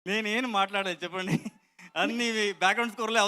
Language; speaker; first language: Telugu; non-native, learner; Kannada